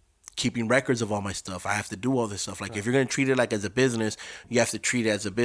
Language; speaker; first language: English; native; English